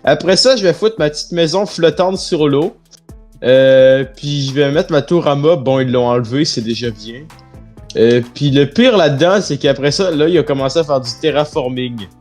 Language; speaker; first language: French; native; French